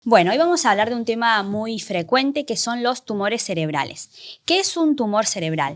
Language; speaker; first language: Spanish; native; Spanish